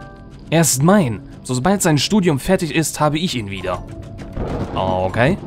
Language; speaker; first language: German; native; German